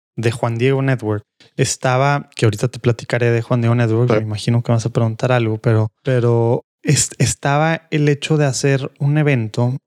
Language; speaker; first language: Spanish; native; Spanish